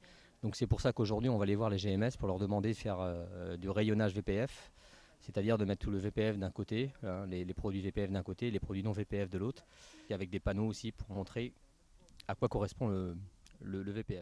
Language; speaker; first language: French; native; French